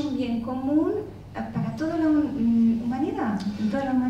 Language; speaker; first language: Spanish; native; Spanish